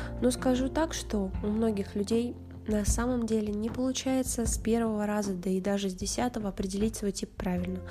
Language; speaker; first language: Russian; native; Russian